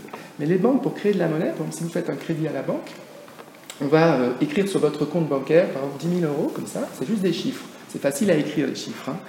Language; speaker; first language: French; native; French